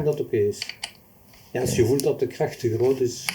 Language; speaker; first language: Dutch; native; Dutch